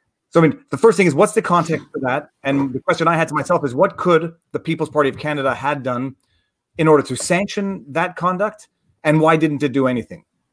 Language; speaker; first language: English; native; English